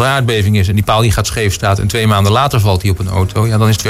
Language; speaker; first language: Dutch; native; Dutch